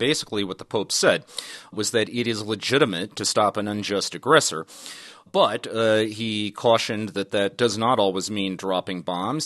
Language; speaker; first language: English; native; English